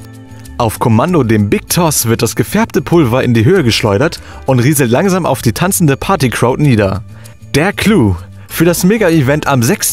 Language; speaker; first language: German; native; German